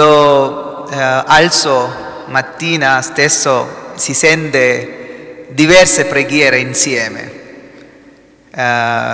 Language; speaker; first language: Italian; non-native, fluent; Malayalam